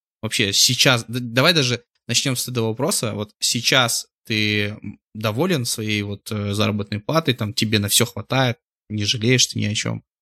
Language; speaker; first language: Russian; native; Russian